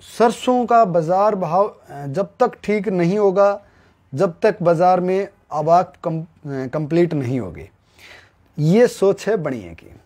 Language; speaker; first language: Hindi; native; Hindi